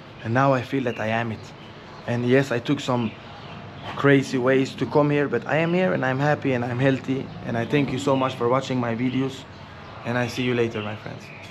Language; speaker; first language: English; non-native, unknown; Swedish